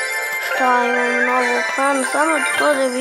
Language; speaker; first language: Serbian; early bilingual, heritage; Serbian